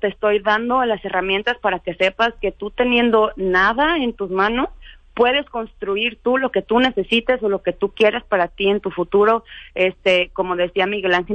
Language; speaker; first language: Spanish; native; Spanish